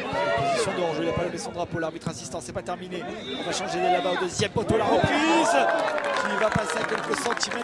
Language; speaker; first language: French; native; French